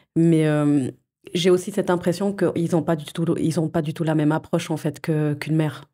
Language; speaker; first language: French; early bilingual, other home language; Portuguese